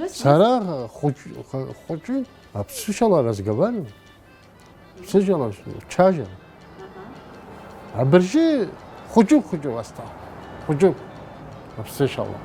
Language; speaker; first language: Russian; non-native, learner; Turkish